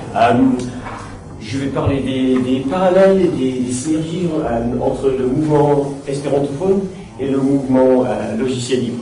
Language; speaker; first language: French; non-native, fluent; English